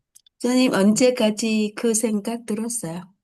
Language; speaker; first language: Korean; non-native, learner; Vietnamese